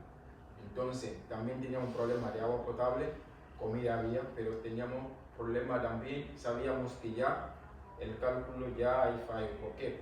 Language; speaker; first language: Spanish; non-native, fluent; Wolof